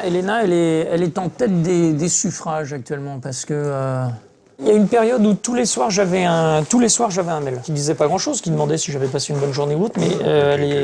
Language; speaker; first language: French; native; French